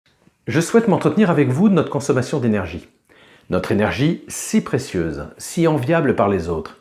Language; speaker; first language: French; native; French